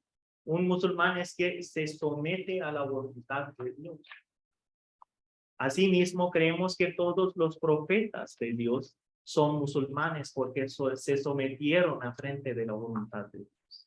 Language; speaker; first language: Spanish; non-native, fluent; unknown